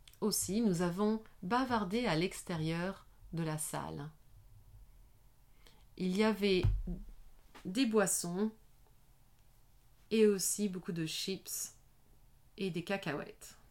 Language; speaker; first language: French; non-native, learner; English